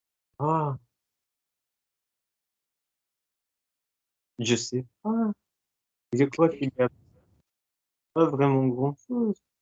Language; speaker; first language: French; non-native, fluent; Portuguese